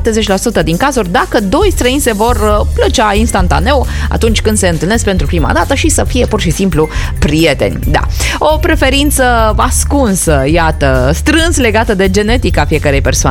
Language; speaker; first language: Romanian; native; Romanian